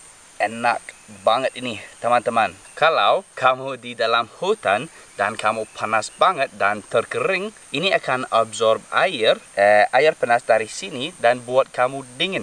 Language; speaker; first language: Indonesian; non-native, learner; English